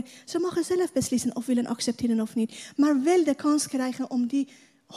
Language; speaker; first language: Dutch; non-native, learner; Persian